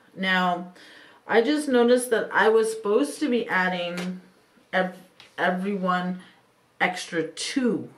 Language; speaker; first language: English; native; English